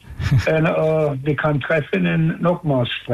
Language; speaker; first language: German; non-native, learner; English